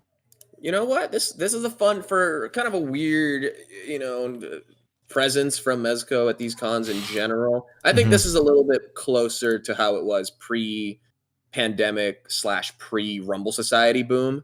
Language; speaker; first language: English; native; English